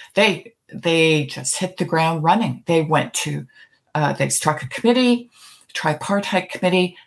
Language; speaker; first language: English; native; English